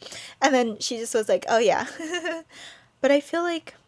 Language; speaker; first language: English; native; English